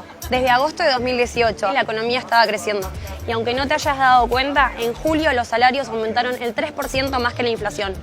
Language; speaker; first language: Spanish; native; Spanish